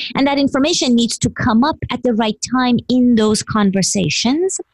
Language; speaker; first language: English; non-native, fluent; Persian